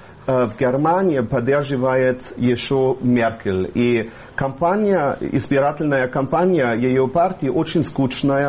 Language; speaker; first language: Russian; non-native, fluent; German